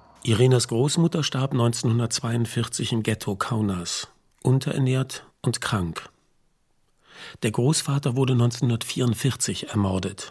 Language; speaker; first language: German; native; German